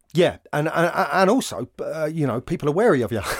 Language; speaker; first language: English; native; English